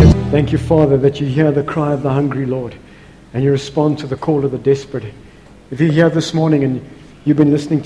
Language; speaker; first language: English; non-native, local second language; Afrikaans